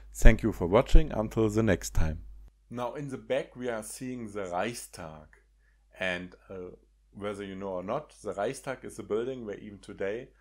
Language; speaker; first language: English; non-native, fluent; German